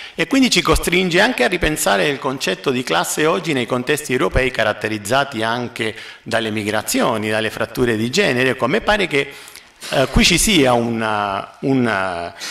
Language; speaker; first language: Italian; non-native, fluent; Spanish